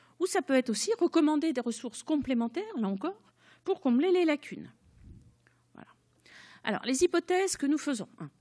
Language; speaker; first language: French; native; French